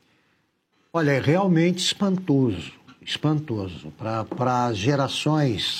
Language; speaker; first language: Portuguese; native; Portuguese